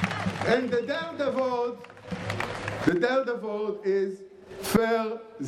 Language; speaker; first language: Dutch; non-native, fluent; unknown